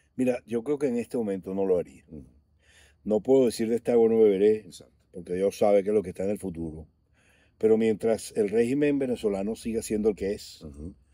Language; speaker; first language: Spanish; native; Spanish